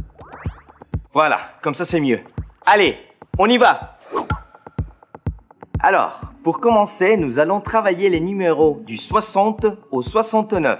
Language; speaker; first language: French; non-native, fluent; Spanish